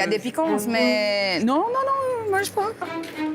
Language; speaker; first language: French; non-native, learner; Portuguese